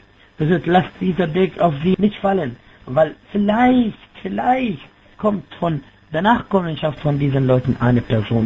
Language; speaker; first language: German; non-native, fluent; Arabic